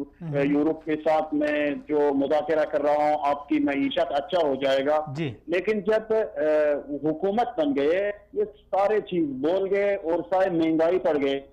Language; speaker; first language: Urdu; non-native, learner; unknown